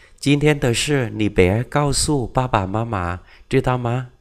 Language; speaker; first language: Chinese; non-native, fluent; Vietnamese